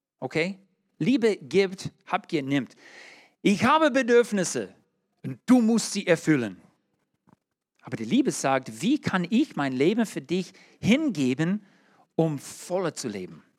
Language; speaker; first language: German; non-native, learner; English